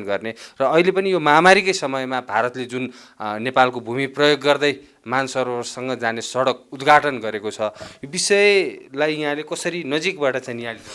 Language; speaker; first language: Nepali; native; Nepali